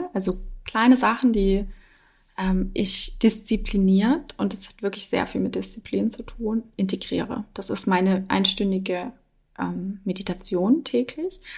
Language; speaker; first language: German; native; German